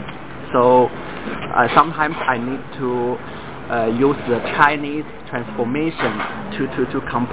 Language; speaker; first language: English; non-native, fluent; Chinese